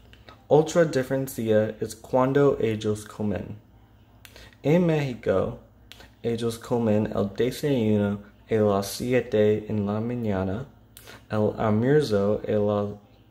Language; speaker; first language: Spanish; non-native, learner; English